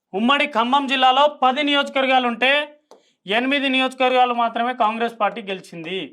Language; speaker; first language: Telugu; non-native, local second language; Lambadi